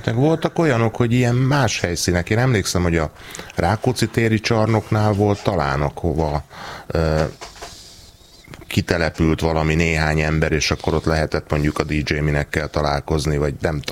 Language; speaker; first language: Hungarian; native; Hungarian